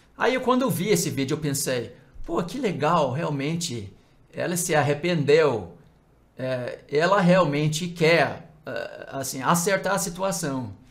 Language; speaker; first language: Portuguese; non-native, fluent; English